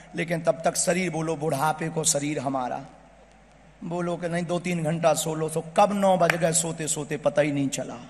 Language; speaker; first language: Hindi; native; Hindi